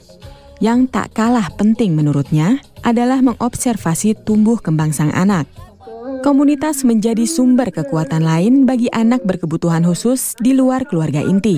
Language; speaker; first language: Indonesian; native; Indonesian